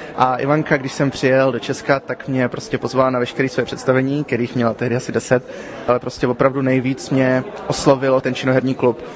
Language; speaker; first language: Czech; early bilingual, heritage; Czech